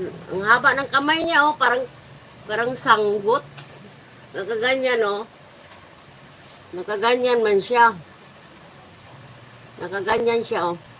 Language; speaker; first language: Filipino; native; Filipino